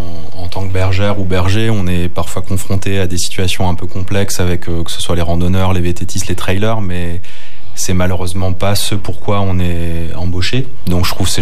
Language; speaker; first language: French; native; French